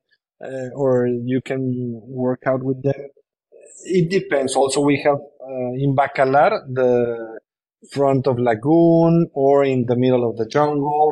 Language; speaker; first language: English; non-native, fluent; Spanish